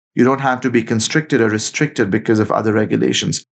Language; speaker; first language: English; non-native, local second language; Bangla